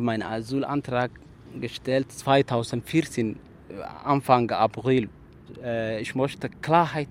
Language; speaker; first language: German; non-native, learner; Somali